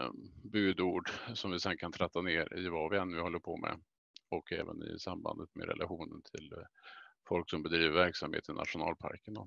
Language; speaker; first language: Swedish; native; Swedish